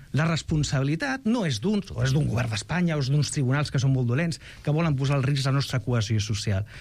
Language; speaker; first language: Catalan; non-native, local second language; Spanish